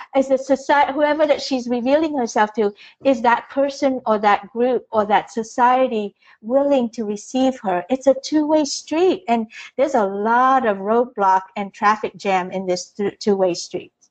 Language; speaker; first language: English; early bilingual, other home language; Vietnamese